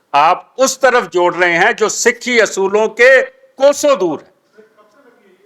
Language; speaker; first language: Hindi; non-native, local second language; Punjabi